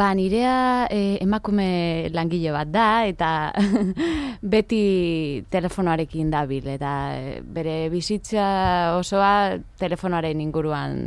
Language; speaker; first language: Basque; non-native, local second language; Spanish